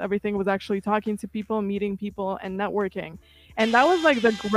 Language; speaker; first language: English; non-native, fluent; Kazakh